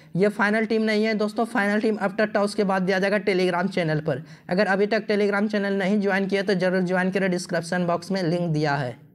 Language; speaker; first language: Hindi; native; Hindi